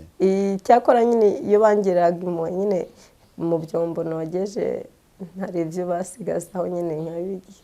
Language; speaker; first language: Kinyarwanda; native; Kinyarwanda